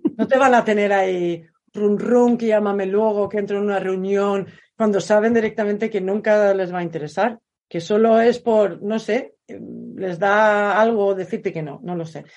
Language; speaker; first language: Spanish; non-native, fluent; Swedish